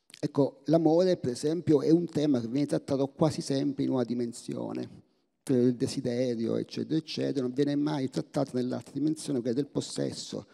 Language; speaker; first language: Italian; native; Italian